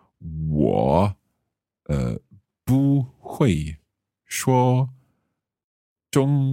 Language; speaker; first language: Chinese; non-native, learner; English